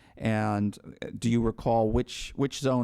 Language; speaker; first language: English; native; English